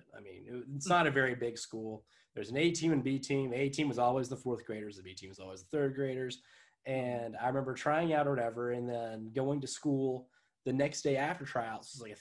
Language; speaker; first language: English; native; English